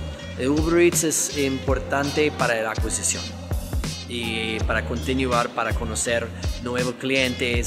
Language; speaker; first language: Spanish; non-native, fluent; English